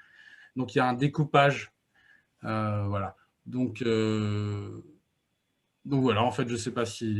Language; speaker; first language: French; native; French